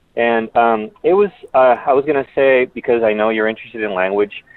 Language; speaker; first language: English; early bilingual, other home language; Spanish